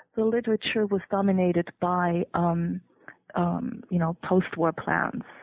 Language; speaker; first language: English; non-native, fluent; German